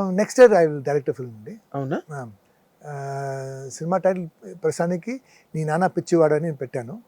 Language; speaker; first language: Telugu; non-native, local second language; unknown